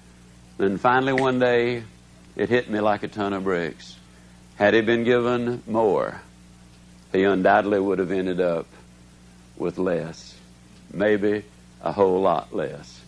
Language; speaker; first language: English; native; English